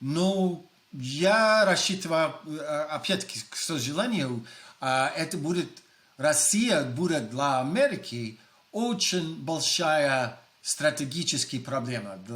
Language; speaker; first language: Russian; non-native, fluent; English